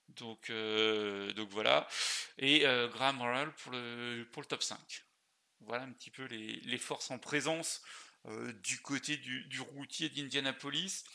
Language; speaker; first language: French; native; French